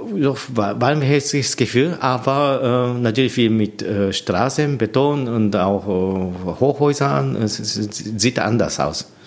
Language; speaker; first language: German; non-native, learner; Japanese